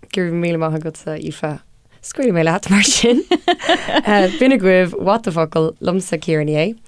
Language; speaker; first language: Irish; non-native, local second language; English